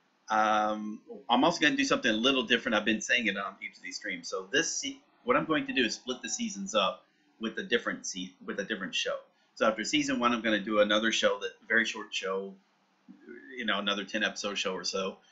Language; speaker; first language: English; native; English